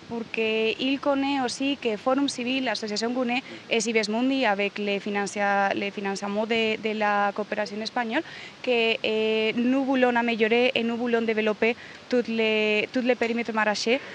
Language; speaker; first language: French; non-native, learner; Spanish